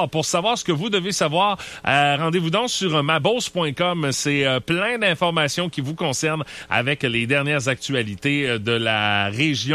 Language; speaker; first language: French; native; French